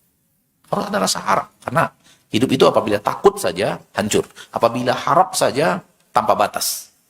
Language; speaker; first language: Indonesian; native; Indonesian